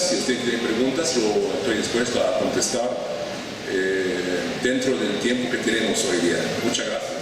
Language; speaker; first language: Spanish; non-native, fluent; Arabic